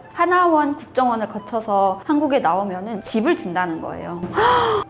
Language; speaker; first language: Korean; native; Korean